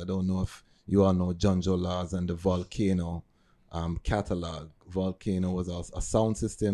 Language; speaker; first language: English; native; English